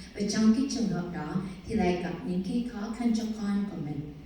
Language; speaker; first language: Vietnamese; early bilingual, heritage; Vietnamese